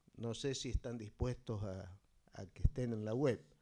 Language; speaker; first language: Spanish; native; Spanish